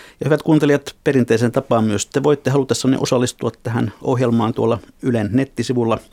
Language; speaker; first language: Finnish; native; Finnish